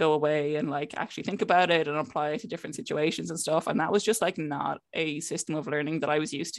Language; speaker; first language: English; native; English